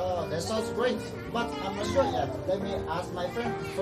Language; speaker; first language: English; non-native, learner; Hmong